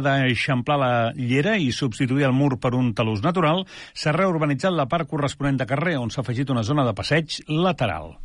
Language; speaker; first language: Catalan; native; Catalan